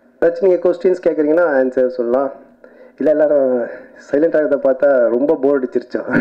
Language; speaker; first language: Tamil; native; Tamil